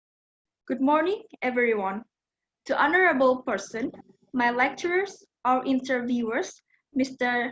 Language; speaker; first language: English; non-native, fluent; Indonesian